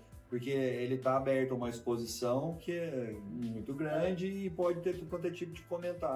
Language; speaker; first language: Portuguese; native; Portuguese